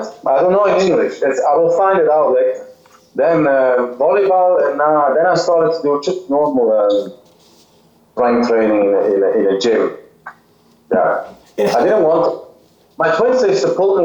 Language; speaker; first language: English; non-native, fluent; Swiss German